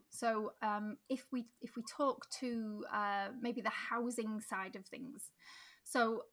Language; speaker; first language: English; native; English